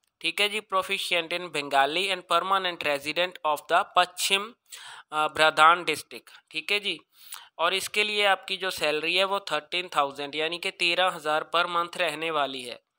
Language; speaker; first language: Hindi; non-native, local second language; Punjabi